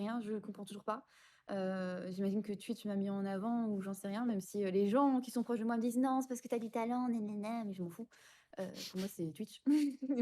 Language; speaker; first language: French; native; French